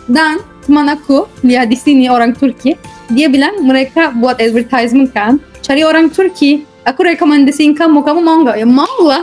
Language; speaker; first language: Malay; non-native, fluent; Turkish